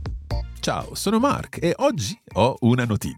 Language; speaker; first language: Italian; non-native, fluent; English